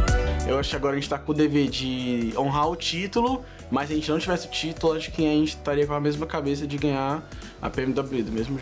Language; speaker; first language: Portuguese; native; Portuguese